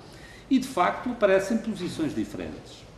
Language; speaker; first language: Portuguese; native; Portuguese